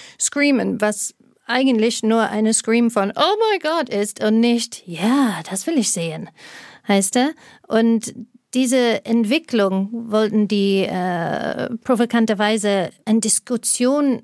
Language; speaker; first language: German; non-native, fluent; English